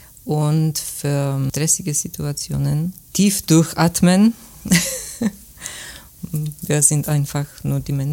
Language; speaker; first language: German; non-native, fluent; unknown